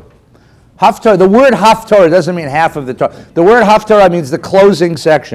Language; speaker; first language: English; native; English